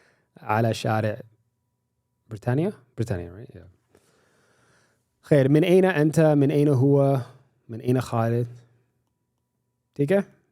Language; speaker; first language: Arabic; non-native, fluent; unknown